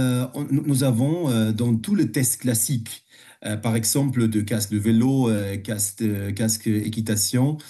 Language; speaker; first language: French; non-native, fluent; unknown